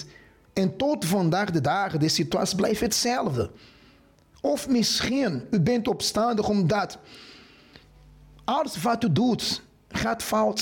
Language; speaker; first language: Dutch; non-native, fluent; Portuguese